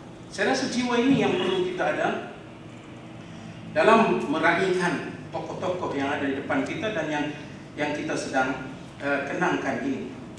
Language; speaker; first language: Malay; native; Malay